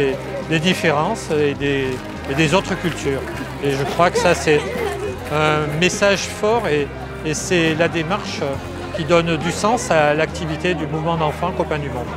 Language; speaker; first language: French; native; French